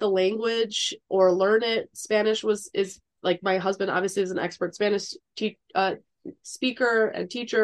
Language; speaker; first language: English; native; English